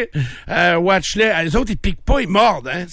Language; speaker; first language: French; native; French